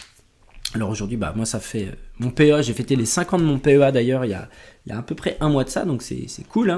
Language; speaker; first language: French; native; French